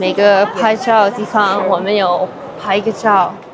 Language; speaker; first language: Chinese; non-native, learner; English